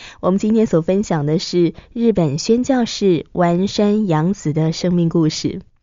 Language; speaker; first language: Chinese; native; Chinese